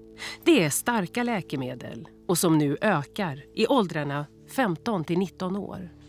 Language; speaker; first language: Swedish; native; Swedish